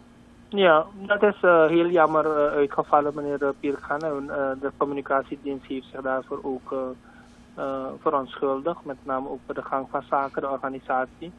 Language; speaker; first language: Dutch; native; Dutch